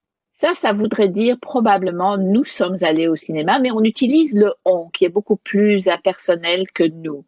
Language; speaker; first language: French; native; French